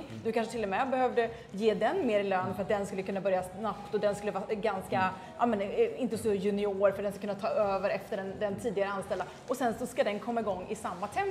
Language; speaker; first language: Swedish; native; Swedish